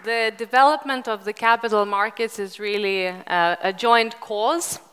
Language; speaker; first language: English; non-native, fluent; Lithuanian